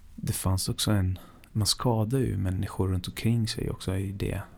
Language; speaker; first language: Swedish; non-native, fluent; Persian